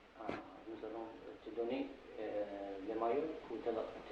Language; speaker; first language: French; non-native, fluent; Turkish